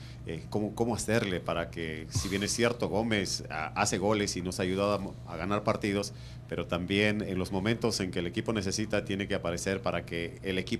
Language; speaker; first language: Spanish; native; Spanish